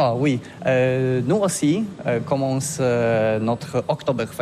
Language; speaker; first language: French; non-native, learner; Polish